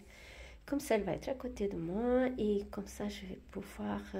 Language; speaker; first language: French; non-native, fluent; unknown